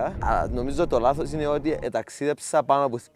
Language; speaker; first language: Greek; native; Greek